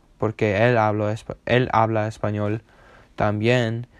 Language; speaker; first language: Spanish; non-native, learner; English